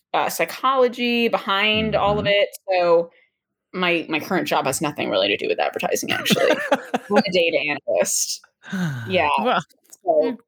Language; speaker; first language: English; native; English